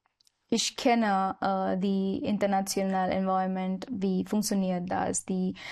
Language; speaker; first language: German; non-native, learner; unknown